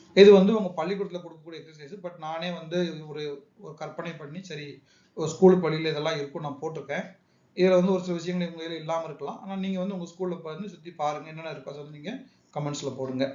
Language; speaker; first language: Tamil; native; Tamil